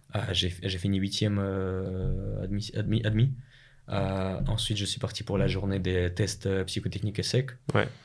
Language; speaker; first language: French; non-native, fluent; Russian